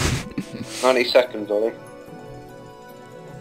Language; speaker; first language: English; native; English